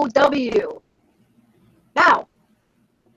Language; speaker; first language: English; native; English